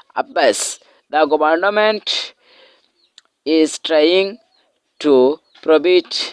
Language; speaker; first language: English; non-native, local second language; Bangla